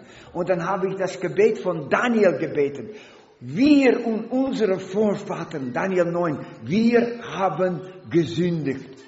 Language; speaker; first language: German; non-native, learner; Dutch